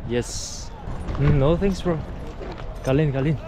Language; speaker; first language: English; non-native, learner; Korean